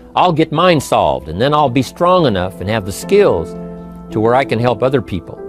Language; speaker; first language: English; native; English